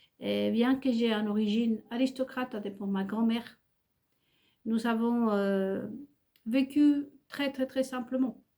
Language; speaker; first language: French; non-native, fluent; Spanish